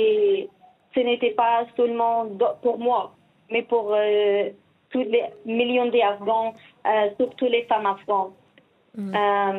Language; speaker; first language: French; non-native, learner; Persian